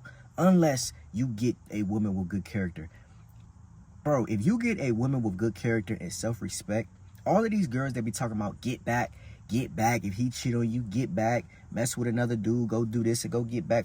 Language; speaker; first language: English; native; English